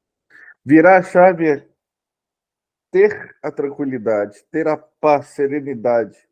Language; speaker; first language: Portuguese; native; Portuguese